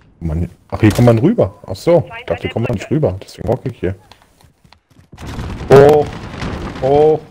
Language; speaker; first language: German; native; German